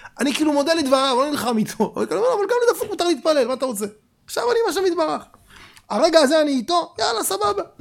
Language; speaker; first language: Hebrew; native; Hebrew